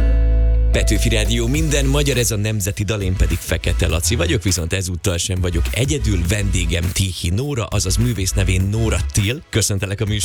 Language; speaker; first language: Hungarian; native; Hungarian